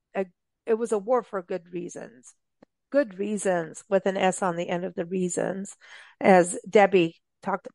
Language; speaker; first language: English; native; English